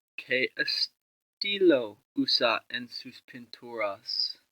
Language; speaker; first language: Spanish; non-native, learner; English